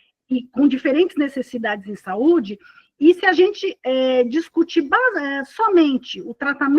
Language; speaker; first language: Portuguese; native; Portuguese